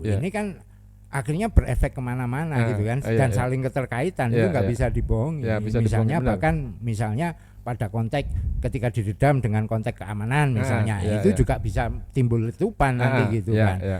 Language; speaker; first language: Indonesian; non-native, local second language; Javanese